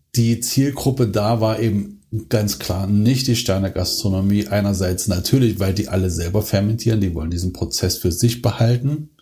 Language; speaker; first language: German; native; German